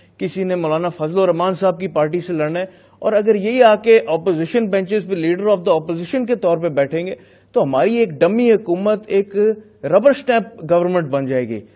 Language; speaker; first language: Urdu; non-native, local second language; Punjabi